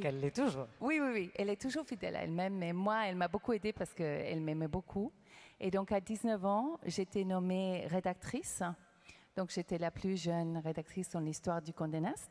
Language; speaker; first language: French; non-native, fluent; English